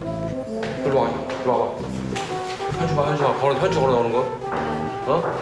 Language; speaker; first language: Korean; native; Korean